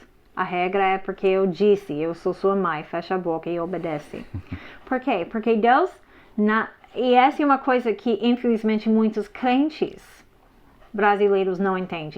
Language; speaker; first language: Portuguese; non-native, fluent; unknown